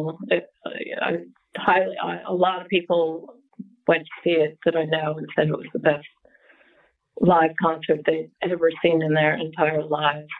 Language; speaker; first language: English; native; English